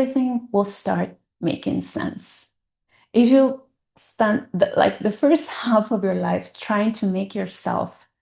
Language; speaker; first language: English; non-native, fluent; Italian